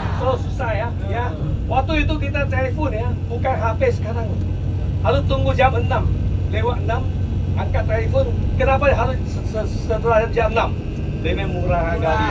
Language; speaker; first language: Malay; non-native, local second language; Chinese